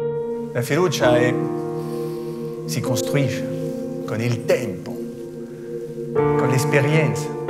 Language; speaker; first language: Italian; non-native, fluent; French